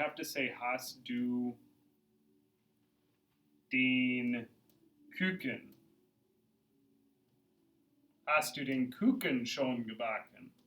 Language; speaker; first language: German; non-native, fluent; English